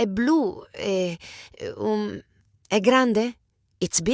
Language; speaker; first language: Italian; non-native, learner; English